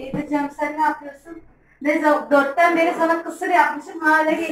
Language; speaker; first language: Turkish; native; Turkish